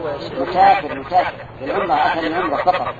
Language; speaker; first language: Arabic; native; Arabic